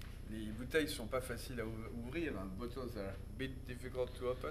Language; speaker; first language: French; native; French